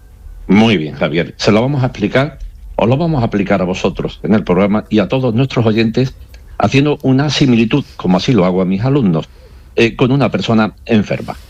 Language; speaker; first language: Spanish; native; Spanish